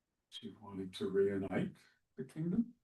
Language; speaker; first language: English; native; English